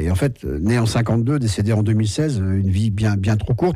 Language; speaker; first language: French; native; French